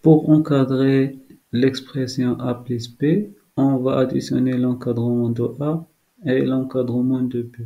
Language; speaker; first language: French; non-native, local second language; Arabic